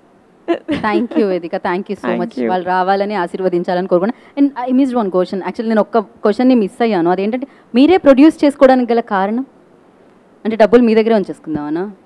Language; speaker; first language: Telugu; native; Telugu